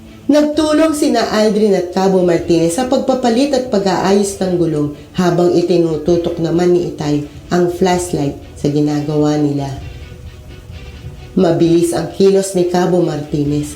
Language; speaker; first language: Filipino; native; Filipino